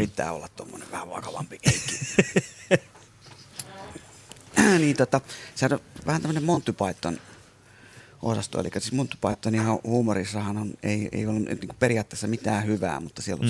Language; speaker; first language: Finnish; native; Finnish